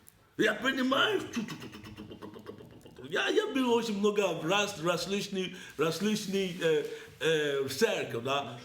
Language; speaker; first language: Russian; non-native, learner; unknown